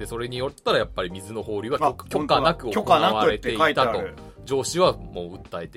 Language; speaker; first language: Japanese; native; Japanese